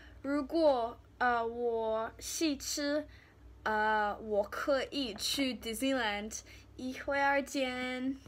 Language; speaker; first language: Chinese; non-native, learner; English